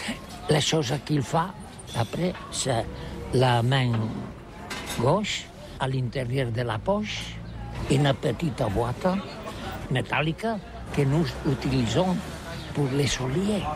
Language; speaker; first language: French; non-native, learner; Catalan